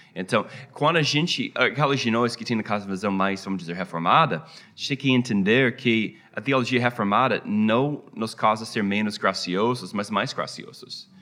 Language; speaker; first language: Portuguese; non-native, fluent; English